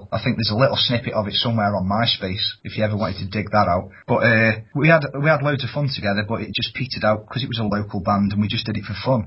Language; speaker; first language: English; native; English